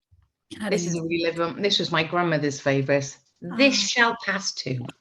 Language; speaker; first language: English; native; English